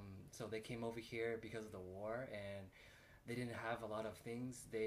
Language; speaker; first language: English; native; English